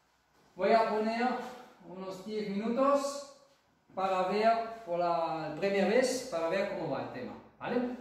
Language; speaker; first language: Spanish; non-native, fluent; German